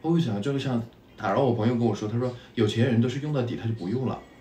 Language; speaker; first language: Chinese; native; Chinese